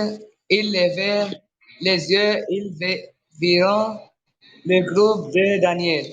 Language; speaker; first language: French; non-native, local second language; Arabic